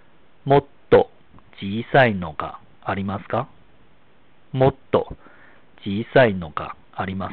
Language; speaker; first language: Japanese; non-native, fluent; Chinese